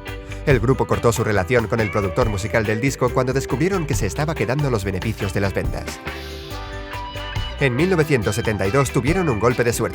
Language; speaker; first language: Spanish; native; Spanish